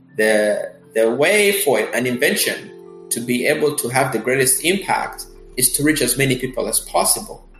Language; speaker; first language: English; early bilingual, other home language; Kinyarwanda